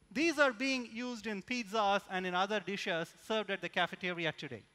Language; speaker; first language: English; non-native, local second language; Tamil